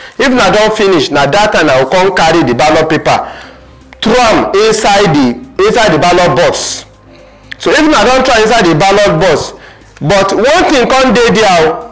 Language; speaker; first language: Nigerian Pidgin; non-native, local second language; Yoruba